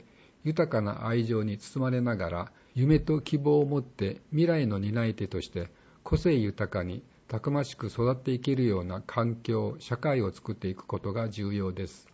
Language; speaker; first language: Japanese; native; Japanese